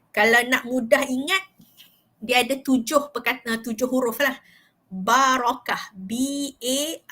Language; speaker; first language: Malay; native; Malay